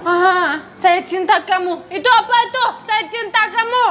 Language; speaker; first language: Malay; non-native, learner; Russian